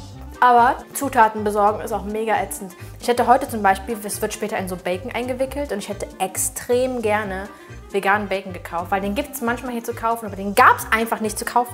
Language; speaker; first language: German; native; German